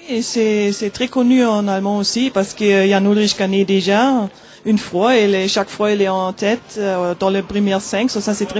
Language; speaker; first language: French; non-native, learner; German